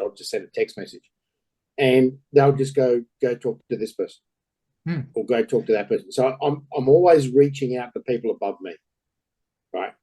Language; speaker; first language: English; native; English